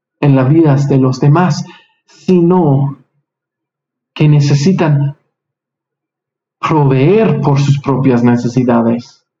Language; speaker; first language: Spanish; non-native, fluent; English